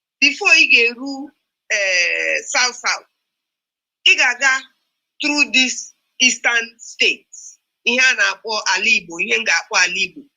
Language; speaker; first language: Igbo; non-native, local second language; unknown